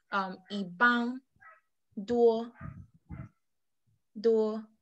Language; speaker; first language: Chinese; non-native, learner; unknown